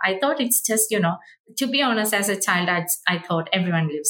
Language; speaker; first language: English; non-native, local second language; Malayalam